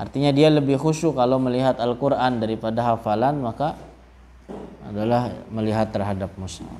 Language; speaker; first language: Indonesian; native; Indonesian